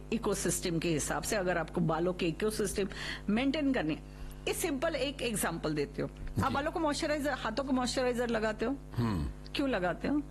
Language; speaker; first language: Hindi; non-native, local second language; Telugu